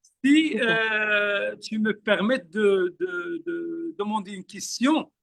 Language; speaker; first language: French; non-native, fluent; Arabic